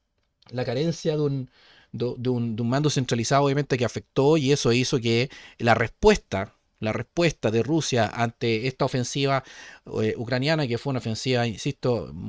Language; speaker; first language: Spanish; native; Spanish